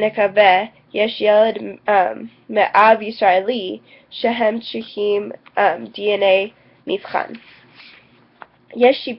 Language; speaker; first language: Hebrew; non-native, learner; English